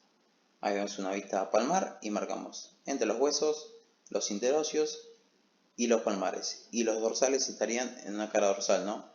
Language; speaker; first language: Spanish; native; Spanish